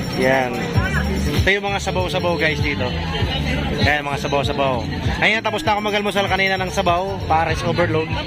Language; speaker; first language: Filipino; non-native, local second language; Waray